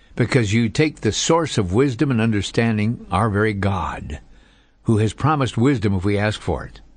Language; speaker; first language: English; native; English